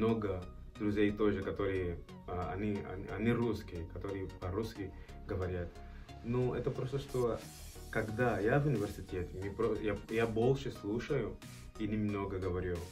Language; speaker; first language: Russian; non-native, learner; Portuguese